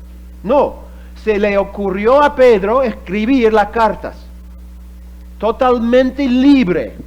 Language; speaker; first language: Spanish; non-native, fluent; English